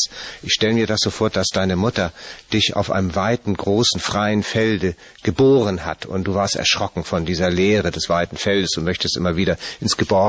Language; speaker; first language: German; native; German